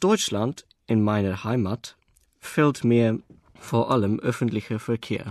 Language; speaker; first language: German; non-native, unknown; Afrikaans